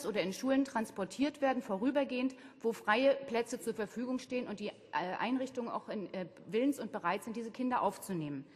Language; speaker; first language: German; native; German